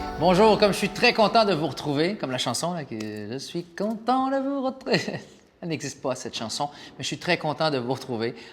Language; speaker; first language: French; native; French